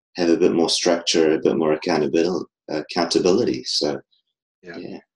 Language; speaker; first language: English; native; English